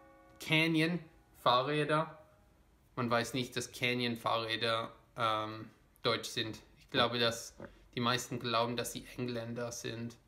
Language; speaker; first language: German; non-native, fluent; English